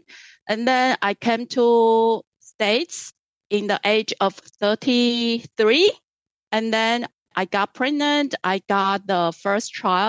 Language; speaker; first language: English; non-native, fluent; Chinese